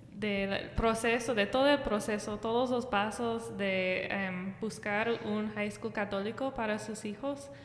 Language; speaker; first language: Spanish; early bilingual, heritage; Spanish